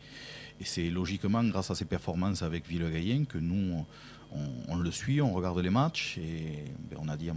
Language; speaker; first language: French; native; French